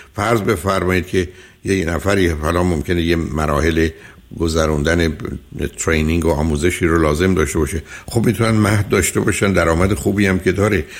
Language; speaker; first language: Persian; native; Persian